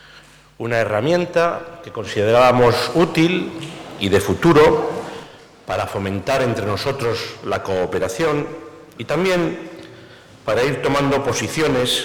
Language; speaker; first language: Spanish; native; Spanish